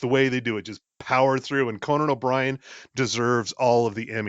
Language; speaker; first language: English; native; English